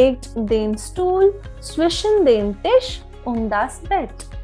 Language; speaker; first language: German; non-native, fluent; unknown